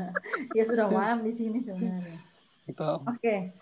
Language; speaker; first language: Indonesian; native; Indonesian